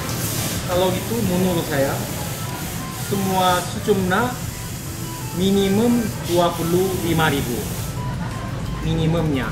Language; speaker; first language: Indonesian; non-native, learner; Korean